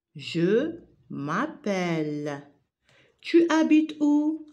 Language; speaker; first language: French; non-native, local second language; Arabic